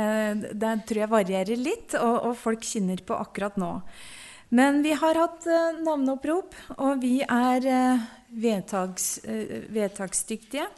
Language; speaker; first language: Norwegian; native; Norwegian